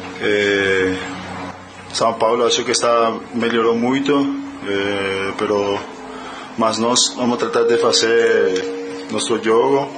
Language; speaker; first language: Portuguese; non-native, learner; Spanish